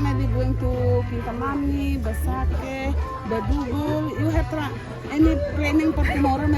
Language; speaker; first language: English; non-native, learner; Indonesian